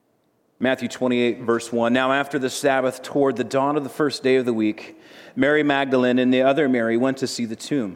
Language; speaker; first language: English; native; English